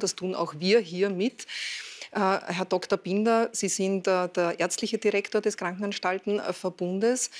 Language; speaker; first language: German; native; German